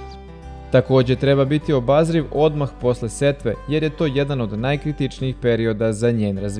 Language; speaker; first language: Serbian; native; Serbian